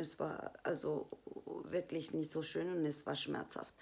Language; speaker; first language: German; non-native, fluent; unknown